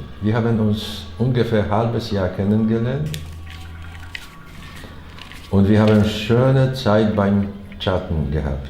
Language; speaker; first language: German; non-native, learner; Chinese